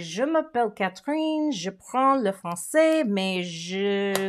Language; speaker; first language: French; non-native, learner; English